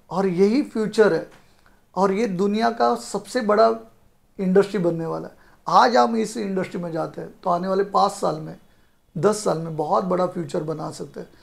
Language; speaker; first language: Hindi; non-native, local second language; Marathi